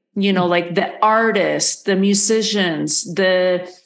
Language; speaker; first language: English; non-native, fluent; Spanish